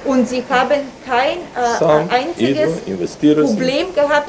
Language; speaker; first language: German; non-native, fluent; Bulgarian